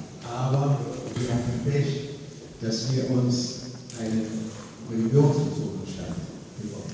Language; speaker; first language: German; non-native, fluent; Arabic